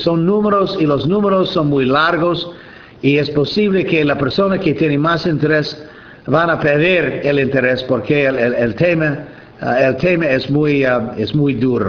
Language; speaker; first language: Spanish; non-native, fluent; English